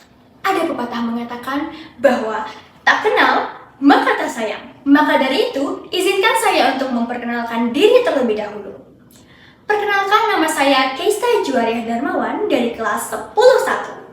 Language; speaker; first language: Indonesian; native; Indonesian